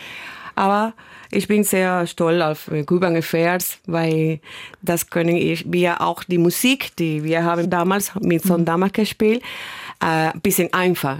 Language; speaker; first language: German; non-native, fluent; Spanish